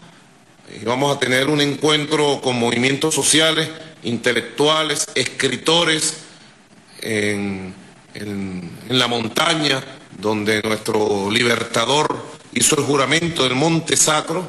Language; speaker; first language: Spanish; native; Spanish